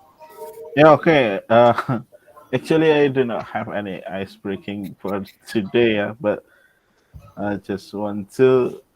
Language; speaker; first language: English; non-native, local second language; Indonesian